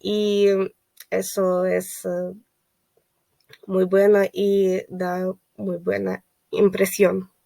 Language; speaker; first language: Spanish; non-native, fluent; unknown